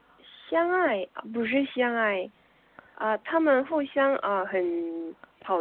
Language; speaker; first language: Chinese; non-native, learner; Korean